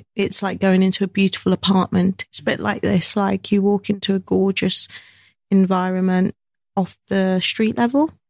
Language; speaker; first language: English; native; English